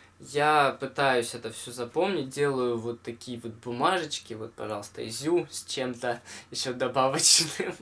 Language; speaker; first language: Russian; native; Russian